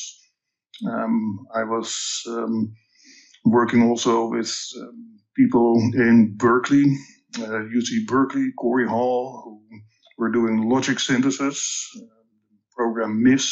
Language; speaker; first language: English; non-native, fluent; Dutch